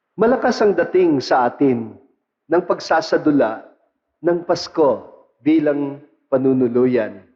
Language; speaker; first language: Filipino; non-native, local second language; Pampanga